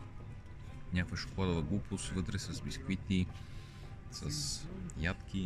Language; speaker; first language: Bulgarian; native; Bulgarian